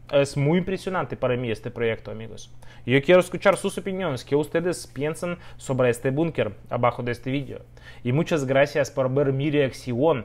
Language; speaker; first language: Spanish; non-native, learner; Russian